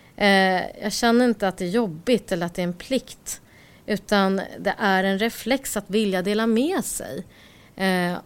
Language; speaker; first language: Swedish; early bilingual, other home language; Korean